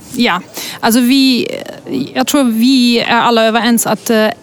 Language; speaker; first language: Swedish; non-native, fluent; German